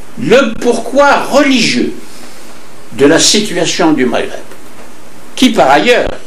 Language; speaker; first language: French; non-native, local second language; Kabyle